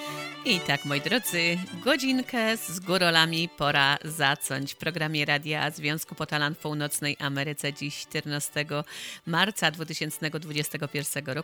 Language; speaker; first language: Polish; native; Polish